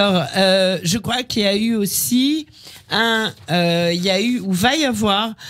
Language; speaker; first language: French; native; French